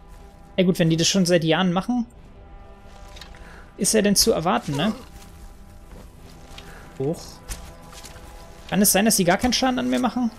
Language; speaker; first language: German; native; German